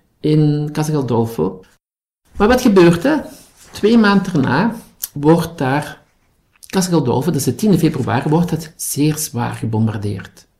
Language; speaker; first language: Dutch; native; Dutch